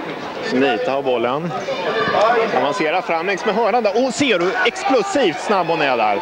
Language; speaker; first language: Swedish; native; Swedish